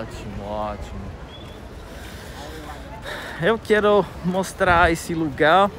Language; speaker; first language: Portuguese; non-native, fluent; Italian